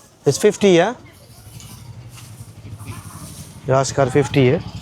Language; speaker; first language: English; non-native, learner; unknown